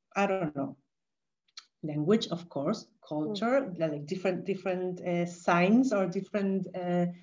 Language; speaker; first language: English; non-native, fluent; Spanish